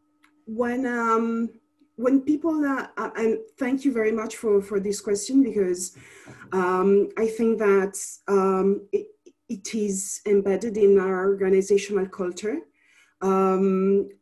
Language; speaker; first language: English; non-native, fluent; Italian